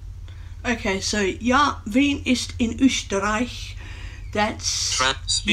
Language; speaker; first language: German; non-native, learner; English